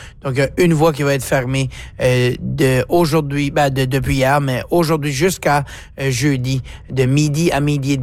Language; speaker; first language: French; native; French